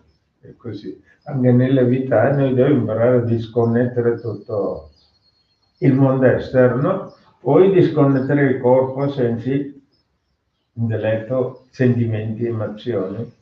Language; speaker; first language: Italian; non-native, fluent; Tamil